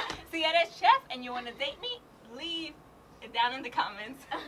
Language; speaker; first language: English; early bilingual, other home language; Spanish